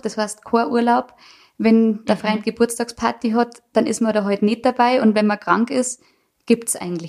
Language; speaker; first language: German; native; German